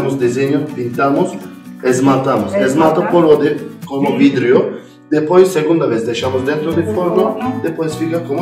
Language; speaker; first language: Portuguese; non-native, learner; Turkish